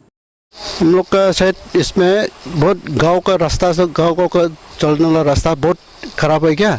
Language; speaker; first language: Hindi; non-native, local second language; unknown